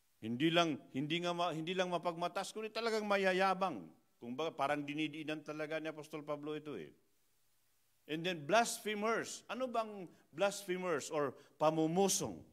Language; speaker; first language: Filipino; non-native, local second language; Iloko